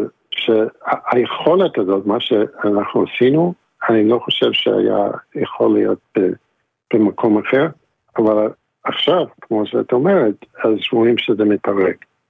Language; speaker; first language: Hebrew; non-native, fluent; English